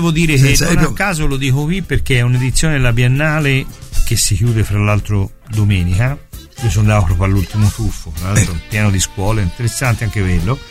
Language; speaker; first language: Italian; native; Italian